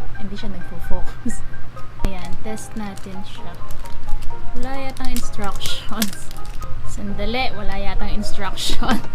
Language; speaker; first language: Filipino; native; Filipino